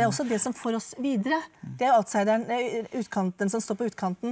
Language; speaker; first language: Norwegian; native; Norwegian